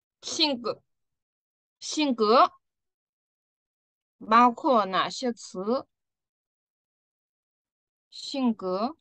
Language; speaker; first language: Chinese; non-native, fluent; Vietnamese